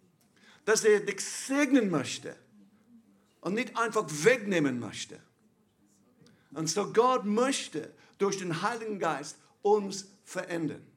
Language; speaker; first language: German; non-native, fluent; English